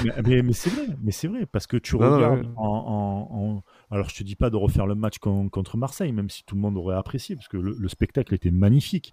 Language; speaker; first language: French; native; French